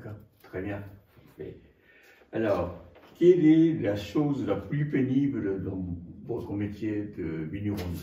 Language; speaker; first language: French; non-native, fluent; Japanese